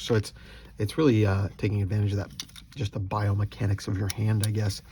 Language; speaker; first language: English; native; English